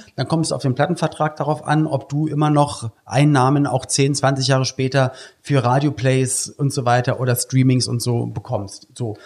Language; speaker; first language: German; native; German